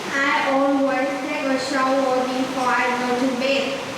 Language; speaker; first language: English; non-native, learner; Vietnamese